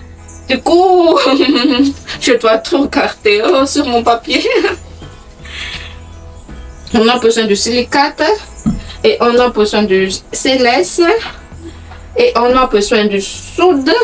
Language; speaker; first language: French; non-native, local second language; Malagasy